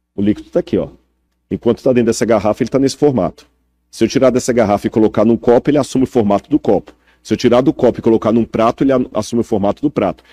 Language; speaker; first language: Portuguese; native; Portuguese